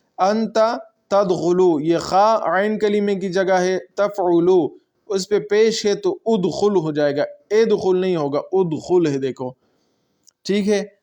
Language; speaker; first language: Urdu; non-native, local second language; Pashto